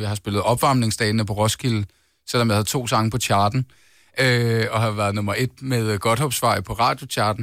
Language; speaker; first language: Danish; native; Danish